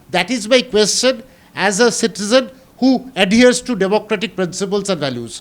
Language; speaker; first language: English; non-native, local second language; Bangla